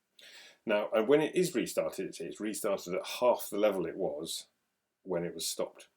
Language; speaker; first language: English; native; English